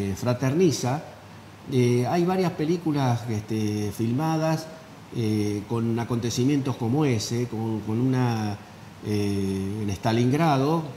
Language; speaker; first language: Spanish; native; Spanish